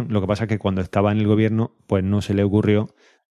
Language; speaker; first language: Spanish; native; Spanish